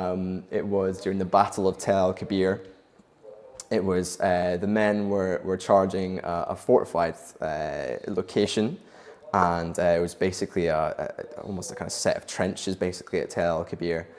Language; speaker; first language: English; native; English